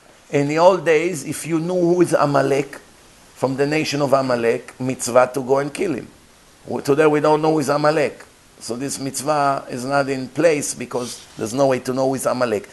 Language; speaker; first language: English; non-native, fluent; Hebrew